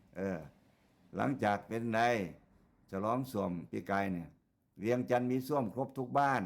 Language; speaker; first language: Thai; non-native, local second language; Lao